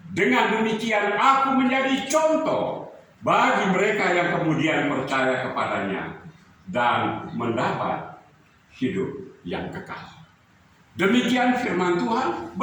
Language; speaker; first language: Indonesian; native; Indonesian